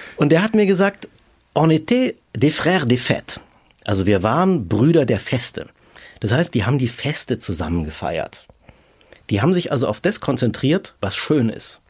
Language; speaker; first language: German; native; German